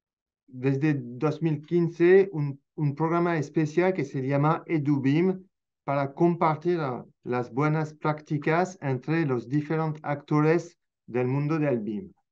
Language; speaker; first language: Spanish; non-native, fluent; French